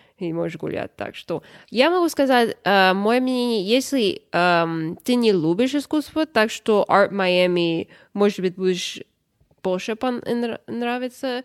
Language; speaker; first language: Russian; early bilingual, heritage; Russian